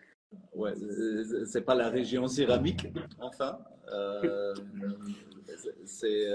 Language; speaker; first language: French; non-native, fluent; German